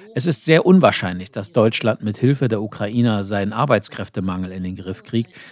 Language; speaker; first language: German; non-native, fluent; Ukrainian